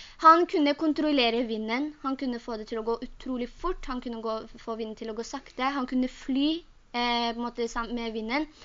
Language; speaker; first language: Norwegian; early bilingual, other home language; Urdu